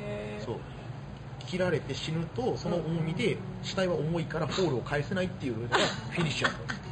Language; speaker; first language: Japanese; native; Japanese